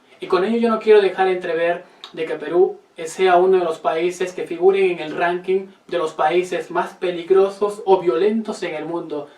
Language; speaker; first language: Spanish; native; Spanish